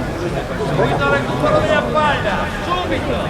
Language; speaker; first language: Italian; native; Italian